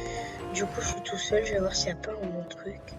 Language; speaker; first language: French; native; French